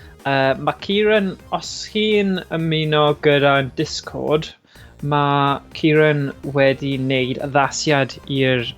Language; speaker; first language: Welsh; native; Welsh